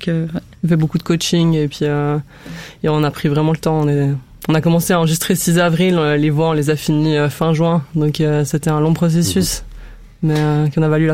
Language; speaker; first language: French; native; French